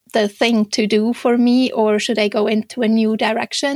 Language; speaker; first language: English; non-native, fluent; Swiss German